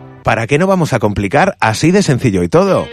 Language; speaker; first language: Spanish; native; Spanish